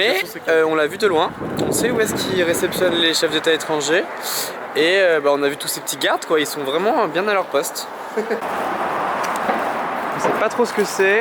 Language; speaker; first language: French; native; French